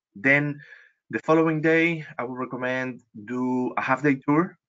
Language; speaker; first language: English; non-native, fluent; Spanish